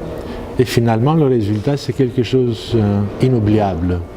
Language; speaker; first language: French; non-native, fluent; Greek